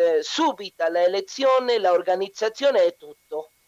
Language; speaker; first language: Italian; non-native, learner; Spanish